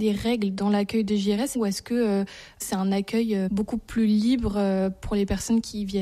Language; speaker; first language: French; native; French